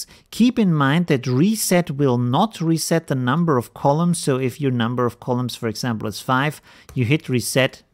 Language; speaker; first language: English; non-native, fluent; German